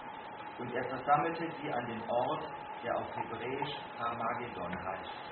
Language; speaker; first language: German; native; German